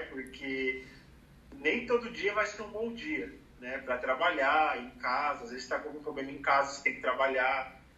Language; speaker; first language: Portuguese; native; Portuguese